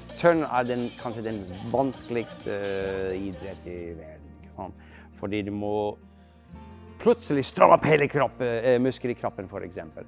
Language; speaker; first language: Norwegian; non-native, fluent; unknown